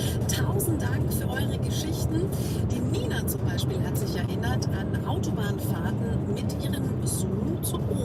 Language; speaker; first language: German; native; German